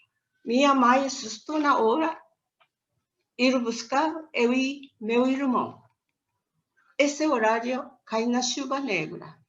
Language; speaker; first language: Portuguese; non-native, learner; Japanese